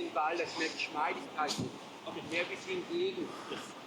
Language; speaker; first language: German; native; German